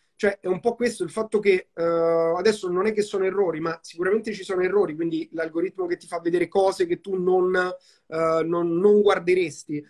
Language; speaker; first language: Italian; native; Italian